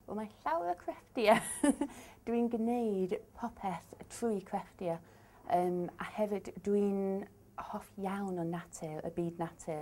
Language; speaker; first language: Welsh; non-native, learner; English